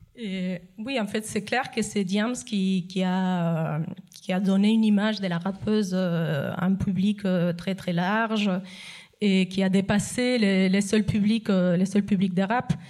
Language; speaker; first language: French; non-native, fluent; Spanish